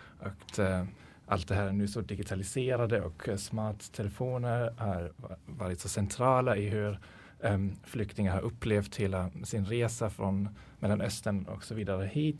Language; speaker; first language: Swedish; non-native, fluent; German